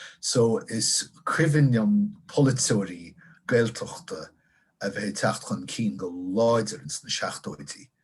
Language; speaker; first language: Irish; non-native, local second language; English